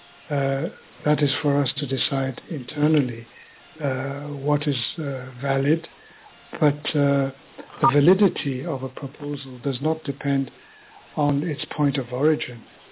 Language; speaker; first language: English; non-native, fluent; French